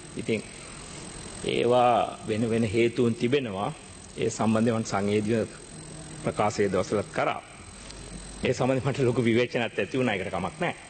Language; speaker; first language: Sinhala; non-native, local second language; Tamil